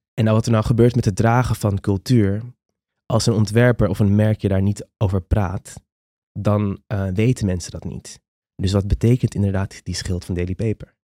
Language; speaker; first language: Dutch; non-native, local second language; Papiamento